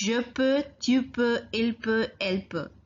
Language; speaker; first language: French; non-native, fluent; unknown